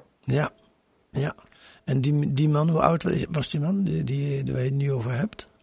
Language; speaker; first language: Dutch; native; Dutch